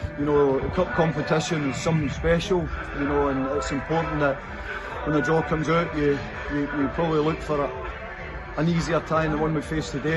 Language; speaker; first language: English; native; English